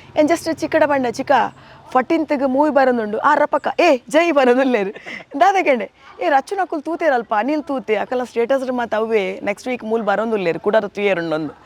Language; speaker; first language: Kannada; native; Kannada